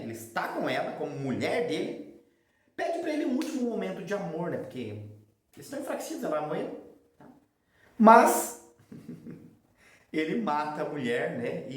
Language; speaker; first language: Portuguese; native; Portuguese